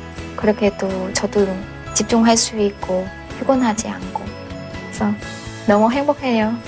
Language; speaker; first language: Korean; non-native, fluent; Vietnamese